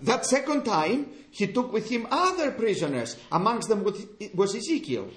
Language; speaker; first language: English; non-native, fluent; Greek